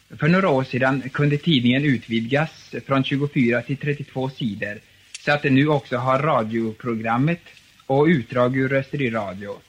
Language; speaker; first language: Swedish; native; Swedish